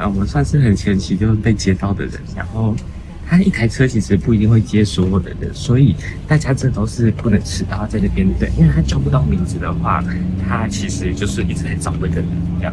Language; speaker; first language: Chinese; native; Chinese